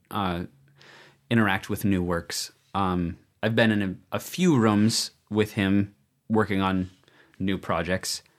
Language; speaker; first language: English; native; English